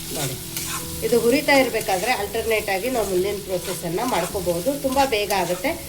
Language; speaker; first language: Kannada; native; Kannada